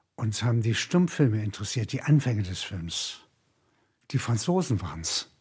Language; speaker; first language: German; native; German